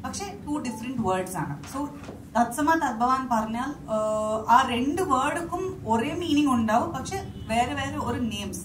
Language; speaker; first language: Malayalam; non-native, fluent; Kannada